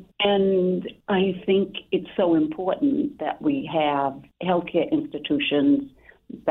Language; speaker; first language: English; native; English